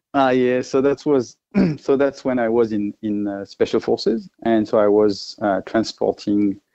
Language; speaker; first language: English; non-native, fluent; French